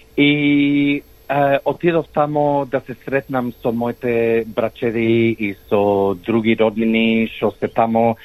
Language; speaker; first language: Macedonian; early bilingual, heritage; Macedonian